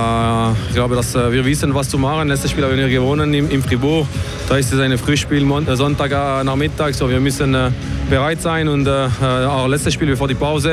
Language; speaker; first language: German; non-native, local second language; French